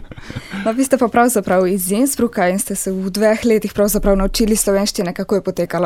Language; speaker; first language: Slovenian; native; Slovenian